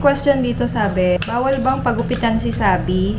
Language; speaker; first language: Filipino; native; Filipino